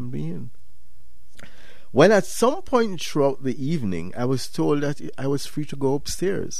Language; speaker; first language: English; non-native, local second language; Jamaican Creole English